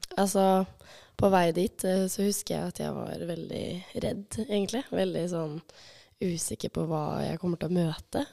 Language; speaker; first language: Norwegian; early bilingual, other home language; Albanian